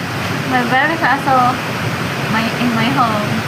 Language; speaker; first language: English; non-native, learner; Indonesian